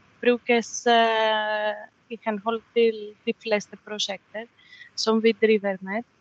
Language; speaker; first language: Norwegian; non-native, fluent; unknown